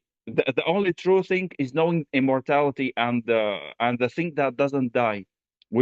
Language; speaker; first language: English; non-native, fluent; Arabic